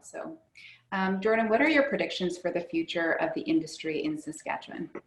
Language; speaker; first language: English; native; English